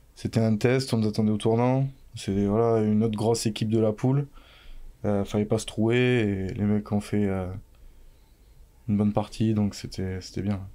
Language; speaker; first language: French; native; French